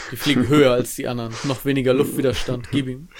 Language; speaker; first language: German; native; German